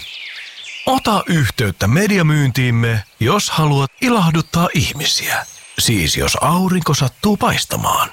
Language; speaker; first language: Finnish; native; Finnish